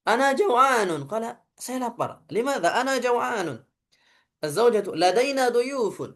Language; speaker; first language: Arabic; non-native, fluent; Indonesian